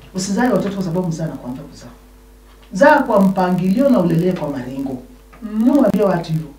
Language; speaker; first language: Swahili; non-native, local second language; Luyia